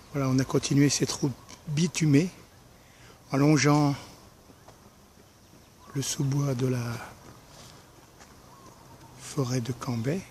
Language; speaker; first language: French; native; French